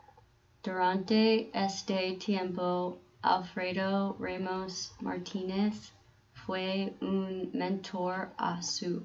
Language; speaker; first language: Spanish; non-native, learner; English